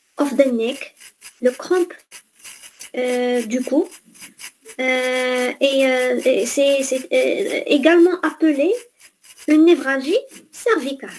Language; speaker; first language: French; non-native, fluent; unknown